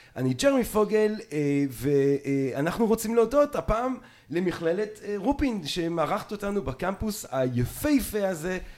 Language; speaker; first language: Hebrew; early bilingual, other home language; French